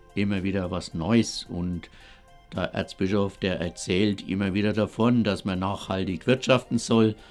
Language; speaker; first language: German; native; German